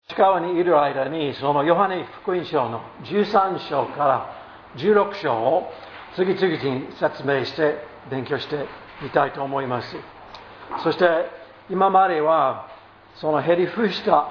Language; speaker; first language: Japanese; non-native, fluent; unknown